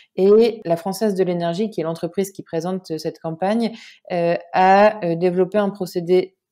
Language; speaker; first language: French; native; French